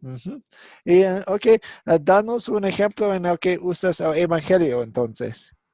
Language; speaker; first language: Spanish; non-native, fluent; English